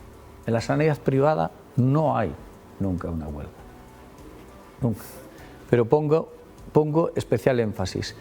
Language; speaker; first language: Spanish; native; Spanish